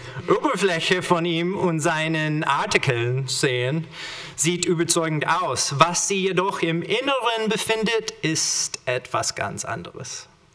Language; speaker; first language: German; non-native, learner; English